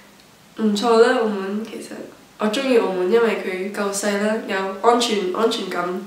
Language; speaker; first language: Cantonese; non-native, local second language; English